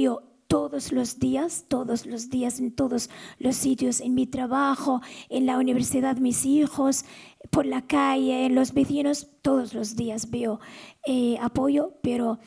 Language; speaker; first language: Spanish; non-native, fluent; Arabic